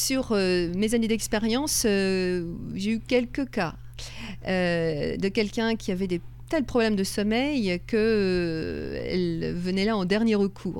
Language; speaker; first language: French; native; French